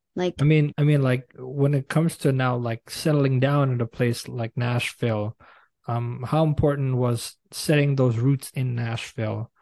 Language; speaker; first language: English; native; English